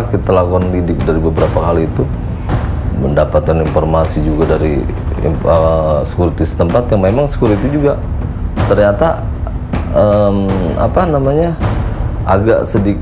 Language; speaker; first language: Indonesian; native; Indonesian